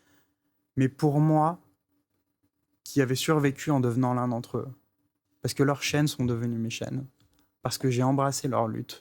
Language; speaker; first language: French; native; French